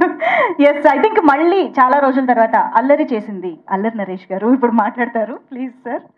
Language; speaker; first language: Telugu; native; Telugu